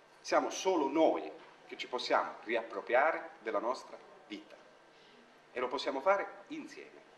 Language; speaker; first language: Italian; non-native, fluent; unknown